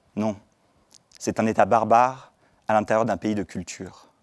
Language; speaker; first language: French; native; French